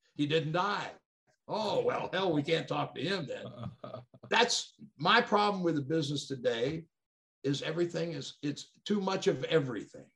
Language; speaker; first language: English; native; English